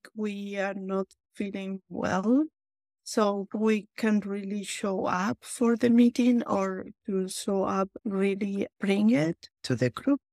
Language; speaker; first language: English; non-native, fluent; Spanish